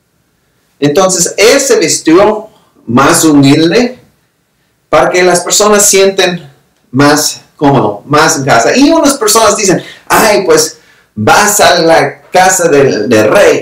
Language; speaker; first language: Spanish; non-native, fluent; English